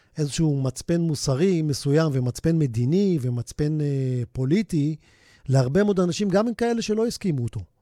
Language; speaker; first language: Hebrew; native; Hebrew